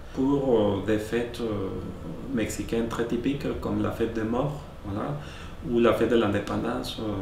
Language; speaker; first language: French; non-native, fluent; Spanish